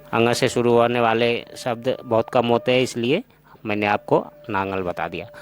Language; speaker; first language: Hindi; non-native, local second language; Assamese